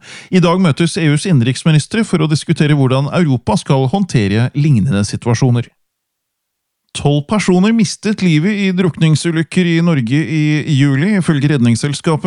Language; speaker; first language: Norwegian; native; Norwegian